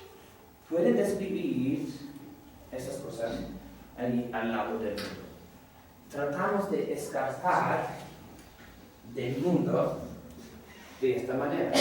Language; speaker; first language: Spanish; non-native, fluent; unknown